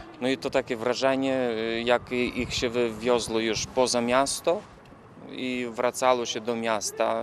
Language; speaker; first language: Polish; early bilingual, heritage; Polish